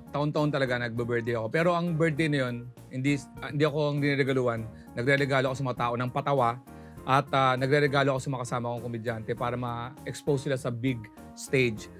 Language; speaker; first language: Filipino; native; Filipino